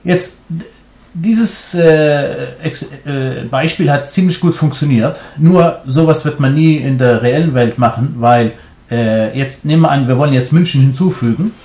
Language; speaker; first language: German; non-native, fluent; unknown